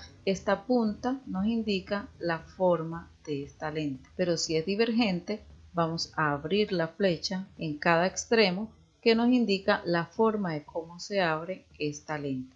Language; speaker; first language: Spanish; native; Spanish